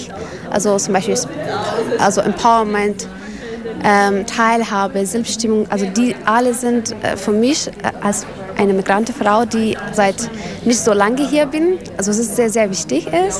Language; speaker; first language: German; non-native, learner; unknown